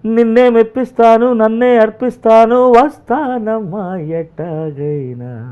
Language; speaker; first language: Telugu; native; Telugu